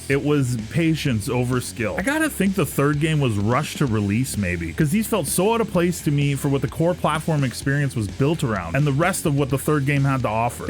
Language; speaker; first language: English; native; English